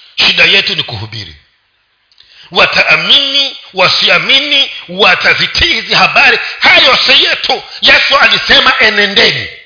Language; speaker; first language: Swahili; non-native, local second language; Giryama